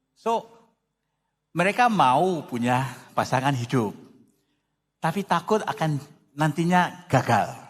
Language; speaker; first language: Indonesian; non-native, fluent; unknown